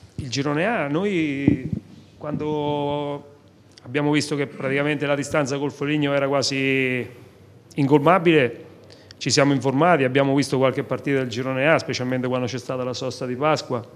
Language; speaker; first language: Italian; native; Italian